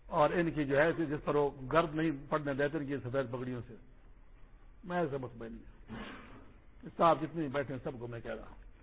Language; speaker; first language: Urdu; non-native, local second language; Pashto